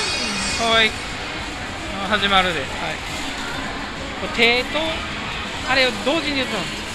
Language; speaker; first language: Japanese; native; Japanese